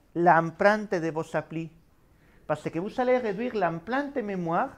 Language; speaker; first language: French; non-native, fluent; Spanish